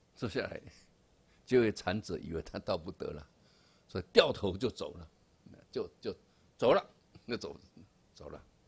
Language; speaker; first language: Chinese; native; Chinese